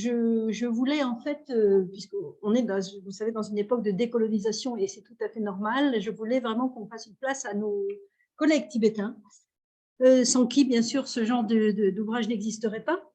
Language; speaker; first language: French; native; French